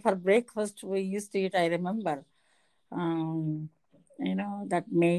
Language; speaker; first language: English; non-native, local second language; Telugu